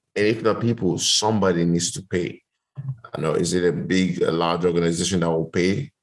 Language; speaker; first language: English; non-native, local second language; Yoruba